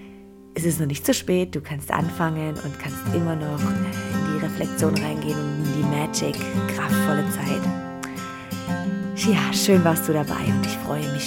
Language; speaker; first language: German; native; German